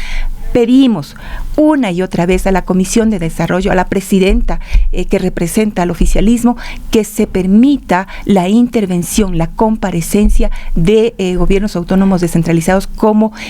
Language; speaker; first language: Spanish; native; Spanish